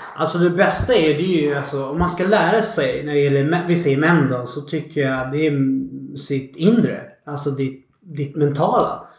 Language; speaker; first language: Swedish; non-native, fluent; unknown